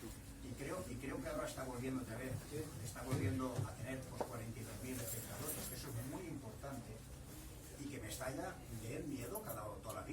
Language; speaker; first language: Spanish; native; Spanish